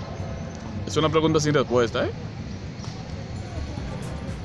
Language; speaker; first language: Spanish; native; Spanish